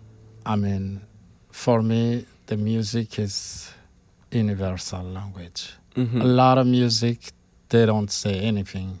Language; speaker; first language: English; non-native, fluent; Malagasy